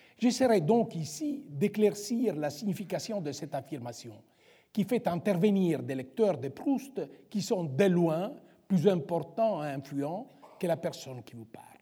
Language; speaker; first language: French; non-native, fluent; Italian